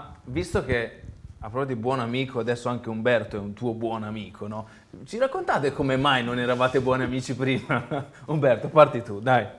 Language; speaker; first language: Italian; native; Italian